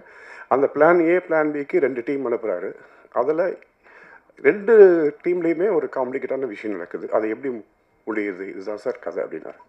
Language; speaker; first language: Tamil; native; Tamil